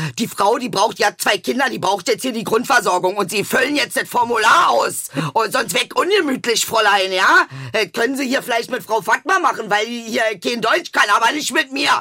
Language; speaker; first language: German; early bilingual, other home language; Turkish